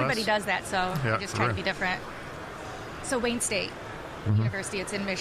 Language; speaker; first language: English; native; English